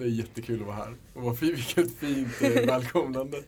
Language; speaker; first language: Swedish; native; Swedish